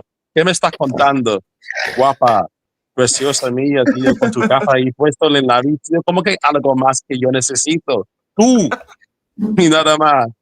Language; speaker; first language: Spanish; native; Spanish